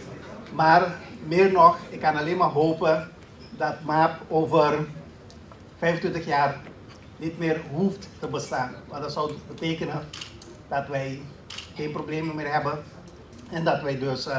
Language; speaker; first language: Dutch; non-native, local second language; Papiamento